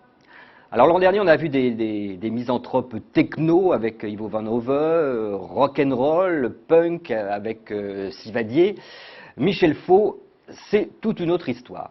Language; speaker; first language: French; native; French